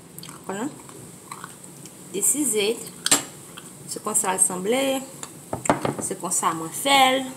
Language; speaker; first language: French; non-native, learner; Haitian Creole